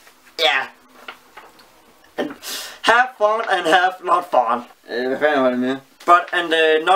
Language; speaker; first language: English; non-native, learner; Danish